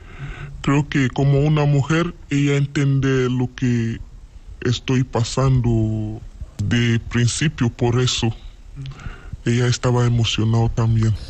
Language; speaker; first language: Spanish; non-native, learner; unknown